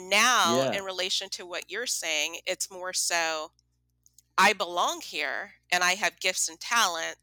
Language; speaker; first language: English; native; English